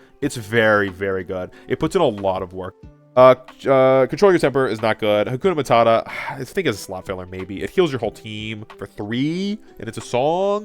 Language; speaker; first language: English; native; English